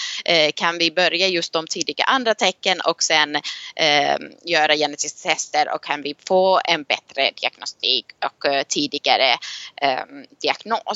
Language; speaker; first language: Swedish; non-native, local second language; Finnish